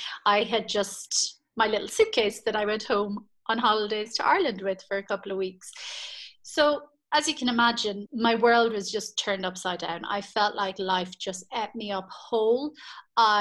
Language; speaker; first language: English; native; English